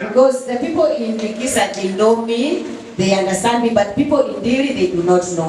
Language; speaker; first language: English; non-native, fluent; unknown